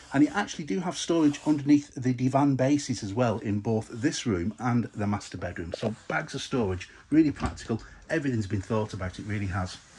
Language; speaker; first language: English; native; English